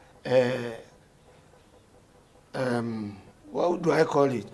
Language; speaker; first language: English; non-native, local second language; Yoruba